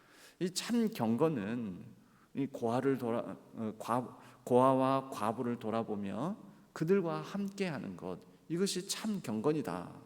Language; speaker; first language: Korean; native; Korean